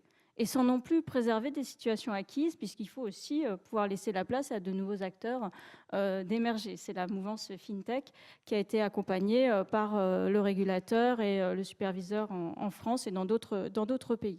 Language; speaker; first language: French; native; French